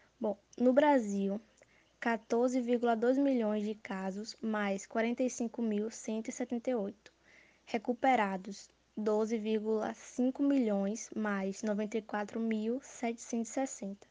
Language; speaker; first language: Portuguese; native; Portuguese